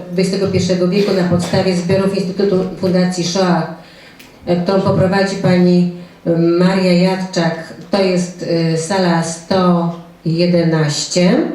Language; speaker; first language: Polish; native; Polish